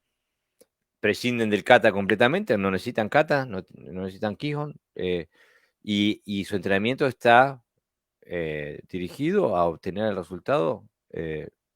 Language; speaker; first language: Spanish; native; Spanish